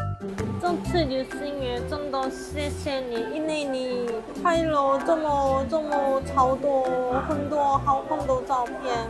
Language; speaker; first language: Chinese; non-native, fluent; Korean